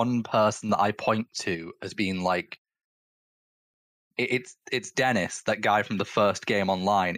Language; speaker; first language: English; native; English